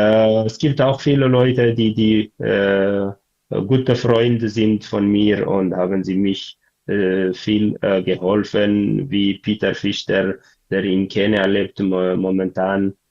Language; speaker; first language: German; non-native, learner; Tigrinya